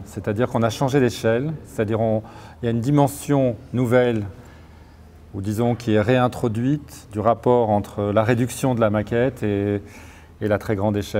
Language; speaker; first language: French; native; French